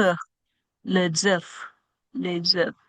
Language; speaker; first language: French; non-native, learner; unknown